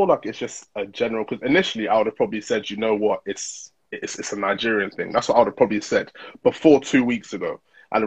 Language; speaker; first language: English; native; English